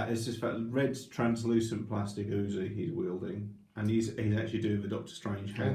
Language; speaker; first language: English; native; English